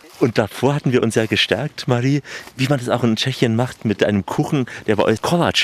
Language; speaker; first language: German; native; German